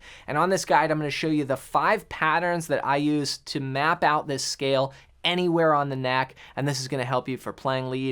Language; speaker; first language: English; native; English